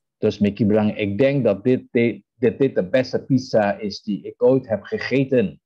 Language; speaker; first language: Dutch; non-native, fluent; Indonesian